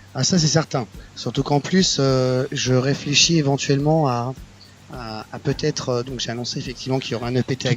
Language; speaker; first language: French; native; French